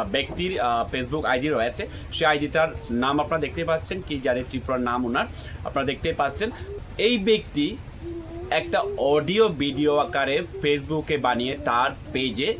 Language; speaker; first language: Bangla; non-native, local second language; Chakma